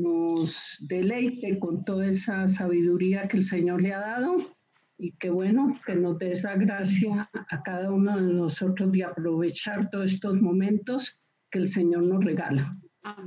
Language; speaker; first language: Spanish; native; Spanish